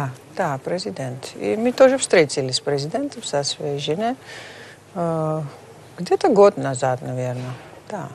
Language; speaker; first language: Russian; non-native, fluent; Dutch